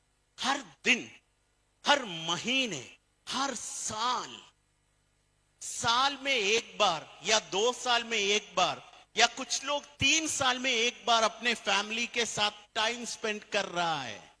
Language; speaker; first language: Hindi; non-native, fluent; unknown